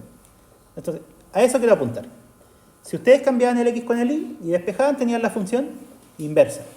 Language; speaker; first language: Spanish; native; Spanish